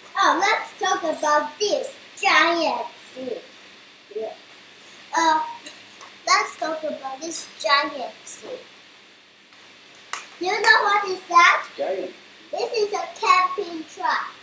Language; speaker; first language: English; non-native, learner; Chinese